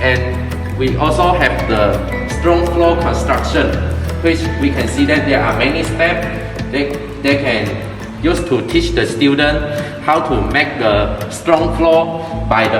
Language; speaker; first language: English; non-native, local second language; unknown